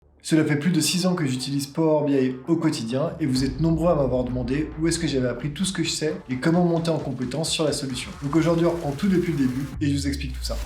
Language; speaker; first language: French; native; French